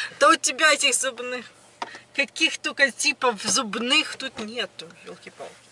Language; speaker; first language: Russian; native; Russian